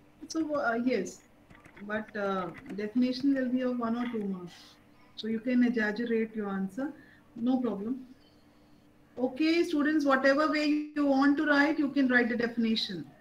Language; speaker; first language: English; non-native, local second language; Hindi